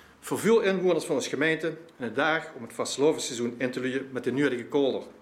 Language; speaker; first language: Dutch; native; Dutch